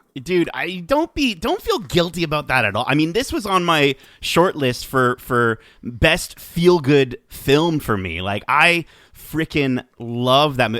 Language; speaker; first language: English; native; English